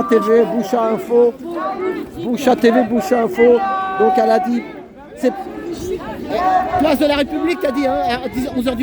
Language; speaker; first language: French; native; French